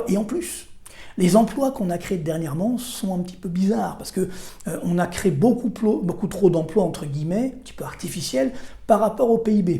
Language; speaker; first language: French; native; French